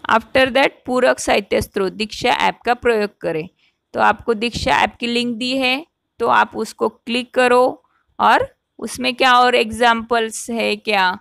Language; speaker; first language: Hindi; non-native, local second language; Marathi